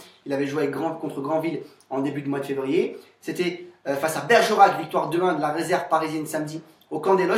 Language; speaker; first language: French; native; French